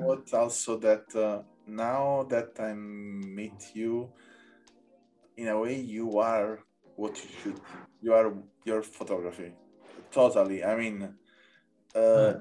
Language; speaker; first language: English; non-native, learner; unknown